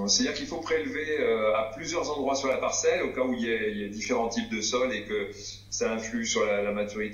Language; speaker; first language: French; native; French